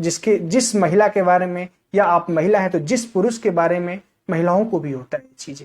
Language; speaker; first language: Hindi; native; Hindi